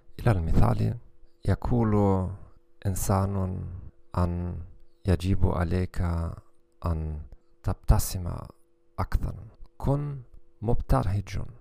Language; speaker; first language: Arabic; non-native, learner; German